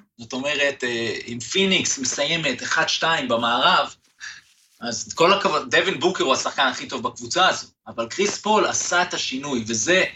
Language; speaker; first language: Hebrew; native; Hebrew